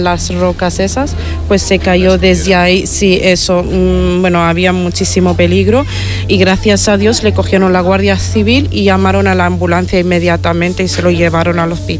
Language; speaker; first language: Spanish; non-native, fluent; Italian